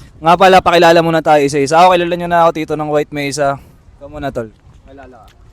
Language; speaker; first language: Filipino; native; Filipino